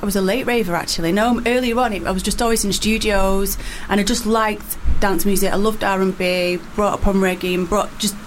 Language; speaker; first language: English; native; English